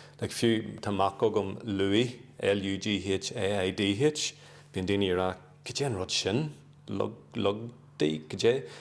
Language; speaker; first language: Irish; non-native, local second language; English